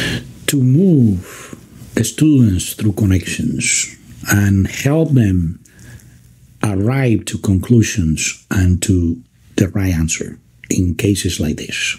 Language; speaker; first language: English; non-native, fluent; Spanish